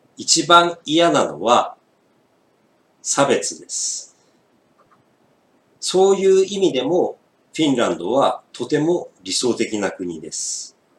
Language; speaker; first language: Japanese; native; Japanese